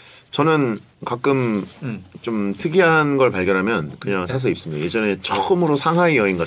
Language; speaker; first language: Korean; native; Korean